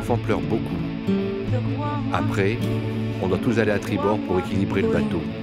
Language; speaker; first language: French; non-native, learner; Arabic